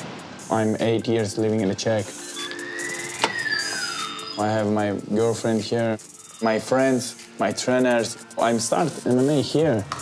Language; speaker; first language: English; non-native, learner; Uzbek